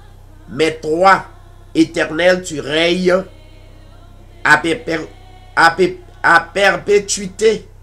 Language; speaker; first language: French; non-native, local second language; Haitian Creole